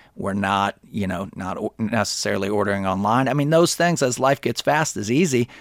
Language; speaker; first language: English; native; English